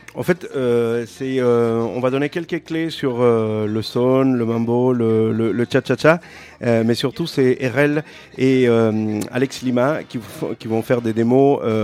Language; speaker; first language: French; non-native, fluent; Spanish